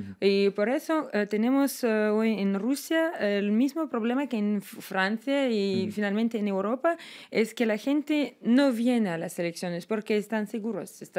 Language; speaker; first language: Spanish; non-native, fluent; Russian